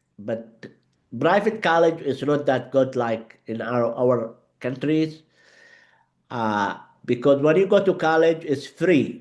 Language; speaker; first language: English; non-native, learner; Arabic